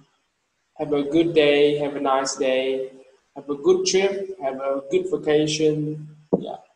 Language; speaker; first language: English; non-native, learner; Vietnamese